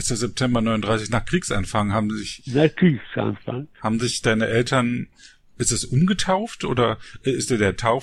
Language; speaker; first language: German; native; German